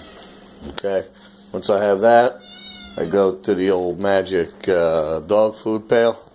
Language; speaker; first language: English; native; English